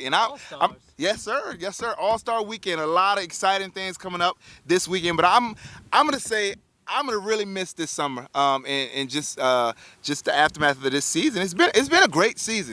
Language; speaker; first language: English; native; English